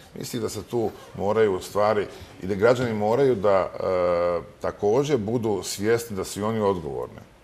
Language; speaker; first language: Bosnian; native; Bosnian